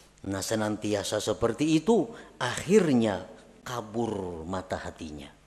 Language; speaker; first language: Indonesian; non-native, local second language; Banjar